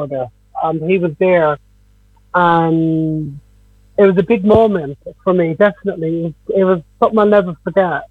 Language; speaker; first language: English; native; English